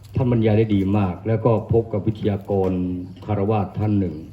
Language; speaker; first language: Thai; non-native, local second language; Northern Khmer